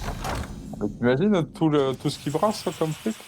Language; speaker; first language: French; native; French